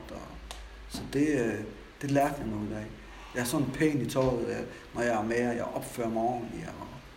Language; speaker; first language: Danish; native; Danish